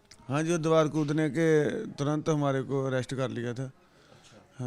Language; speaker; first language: Hindi; non-native, local second language; Punjabi